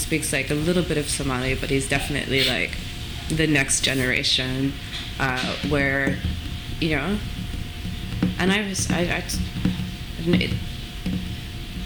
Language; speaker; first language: English; native; English